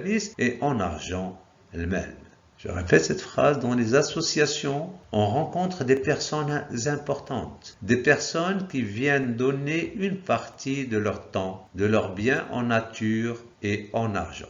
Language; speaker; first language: French; non-native, local second language; Arabic